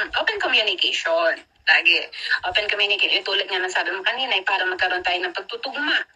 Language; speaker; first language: Filipino; native; Filipino